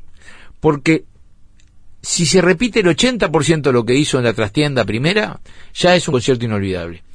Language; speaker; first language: Spanish; native; Spanish